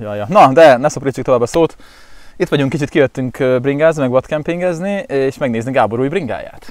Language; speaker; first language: Hungarian; native; Hungarian